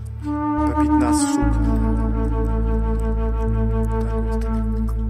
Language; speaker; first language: Russian; non-native, local second language; Uzbek